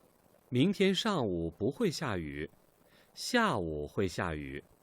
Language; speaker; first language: Chinese; non-native, learner; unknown